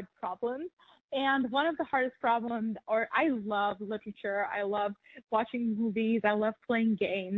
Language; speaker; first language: English; non-native, local second language; Urdu